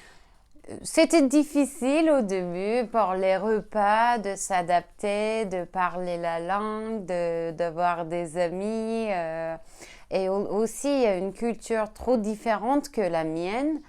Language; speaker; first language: French; non-native, learner; Turkish